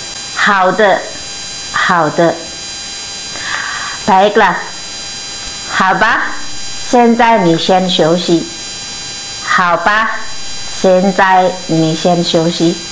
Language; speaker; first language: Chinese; non-native, fluent; Indonesian